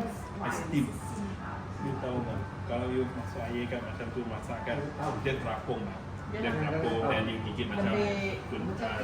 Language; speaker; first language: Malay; non-native, local second language; Chinese